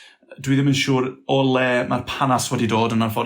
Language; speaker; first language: Welsh; non-native, local second language; English